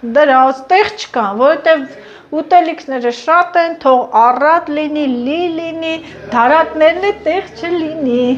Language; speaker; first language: Armenian; native; Armenian